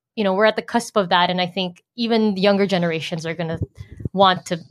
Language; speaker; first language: English; native; English